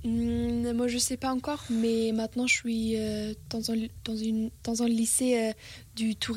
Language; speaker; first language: French; non-native, learner; German